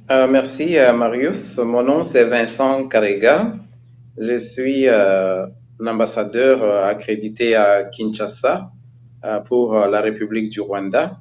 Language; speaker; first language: French; non-native, local second language; Kinyarwanda